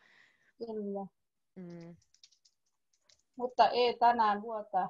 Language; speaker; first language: Finnish; non-native, learner; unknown